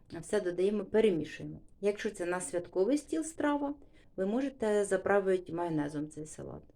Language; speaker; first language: Ukrainian; non-native, local second language; Russian